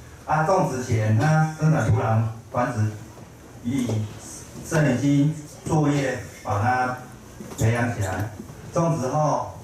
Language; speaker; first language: Chinese; native; Chinese